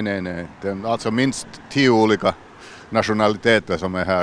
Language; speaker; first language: Swedish; non-native, local second language; Finnish